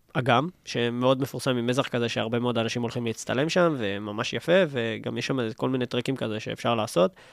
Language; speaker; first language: Hebrew; native; Hebrew